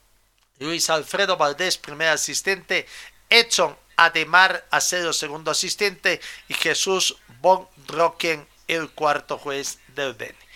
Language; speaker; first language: Spanish; native; Spanish